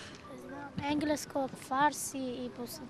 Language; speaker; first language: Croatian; non-native, learner; Persian